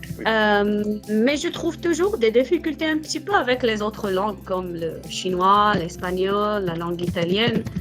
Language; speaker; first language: French; non-native, local second language; Arabic